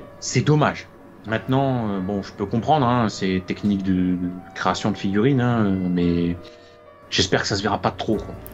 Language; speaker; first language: French; native; French